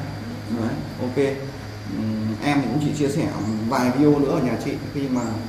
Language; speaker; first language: Vietnamese; native; Vietnamese